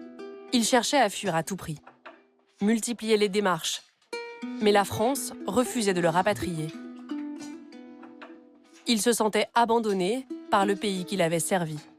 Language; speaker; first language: French; native; French